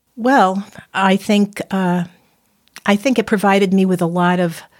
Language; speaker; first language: English; native; English